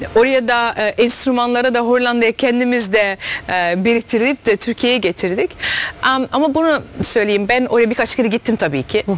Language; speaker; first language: Turkish; early bilingual, heritage; Turkish